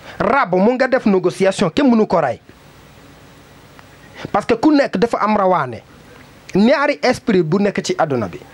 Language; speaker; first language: Wolof; non-native, learner; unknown